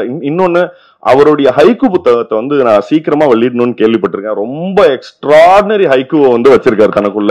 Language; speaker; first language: Tamil; native; Tamil